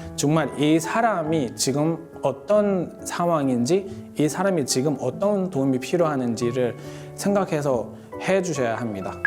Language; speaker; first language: Korean; non-native, fluent; Arabic